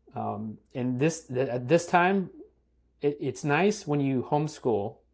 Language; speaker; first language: English; native; English